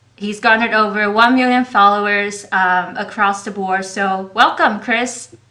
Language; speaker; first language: English; non-native, fluent; Chinese